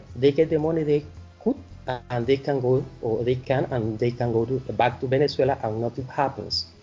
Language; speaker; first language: English; non-native, fluent; Spanish